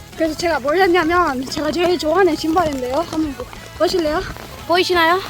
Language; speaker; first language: Korean; non-native, fluent; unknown